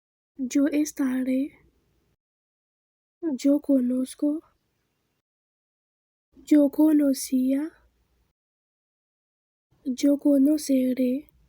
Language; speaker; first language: Spanish; non-native, fluent; Haitian Creole